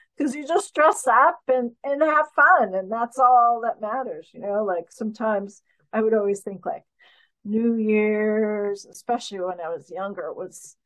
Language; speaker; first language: English; native; English